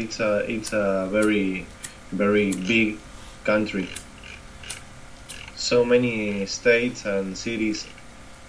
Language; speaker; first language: English; non-native, learner; Spanish